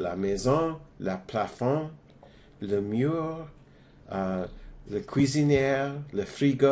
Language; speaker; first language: French; non-native, learner; English